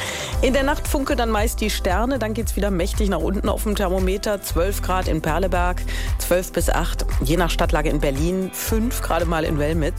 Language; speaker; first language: German; native; German